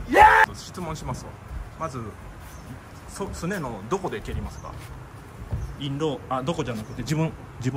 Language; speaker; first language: Japanese; native; Japanese